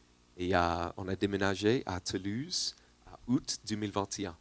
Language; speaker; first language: French; non-native, learner; English